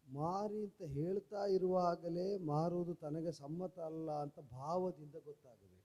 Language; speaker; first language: Kannada; native; Kannada